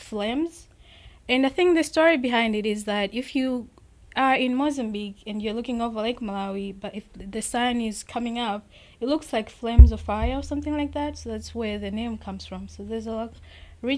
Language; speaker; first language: English; non-native, local second language; Nyanja